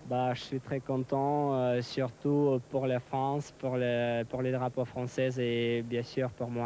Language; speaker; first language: French; non-native, learner; Russian